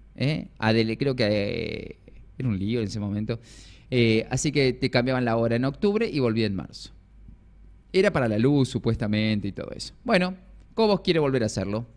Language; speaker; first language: Spanish; native; Spanish